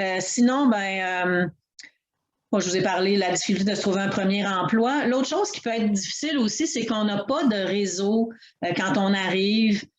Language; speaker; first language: French; native; French